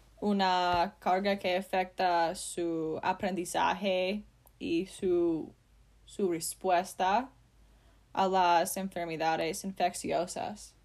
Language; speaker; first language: Spanish; non-native, learner; English